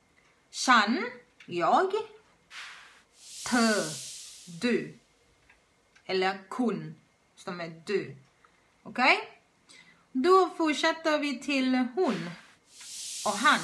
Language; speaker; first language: Swedish; non-native, fluent; Thai